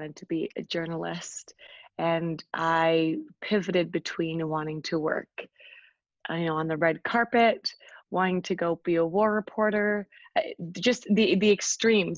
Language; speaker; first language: English; native; English